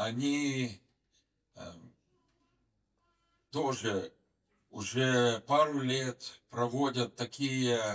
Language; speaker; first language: Polish; non-native, learner; Russian